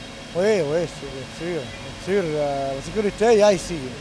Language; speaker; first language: French; non-native, learner; Italian